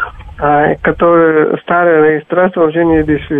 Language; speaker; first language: Russian; non-native, learner; Tajik